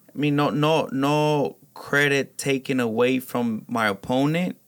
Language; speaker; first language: English; early bilingual, other home language; Spanish